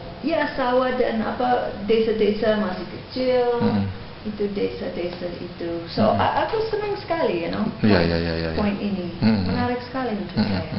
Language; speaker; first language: Indonesian; non-native, fluent; English